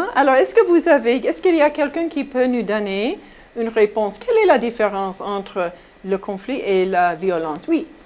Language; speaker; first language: French; non-native, fluent; English